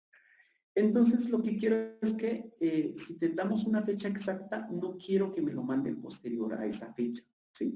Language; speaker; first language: Spanish; native; Spanish